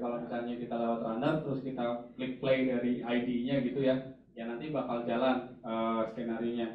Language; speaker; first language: Indonesian; native; Indonesian